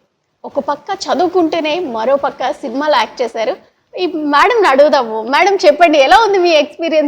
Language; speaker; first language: Telugu; native; Telugu